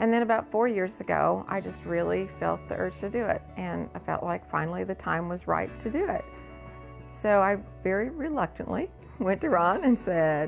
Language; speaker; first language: English; native; English